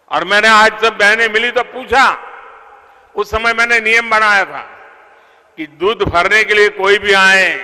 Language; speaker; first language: Hindi; non-native, local second language; Gujarati